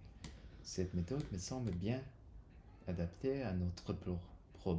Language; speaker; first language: French; non-native, learner; English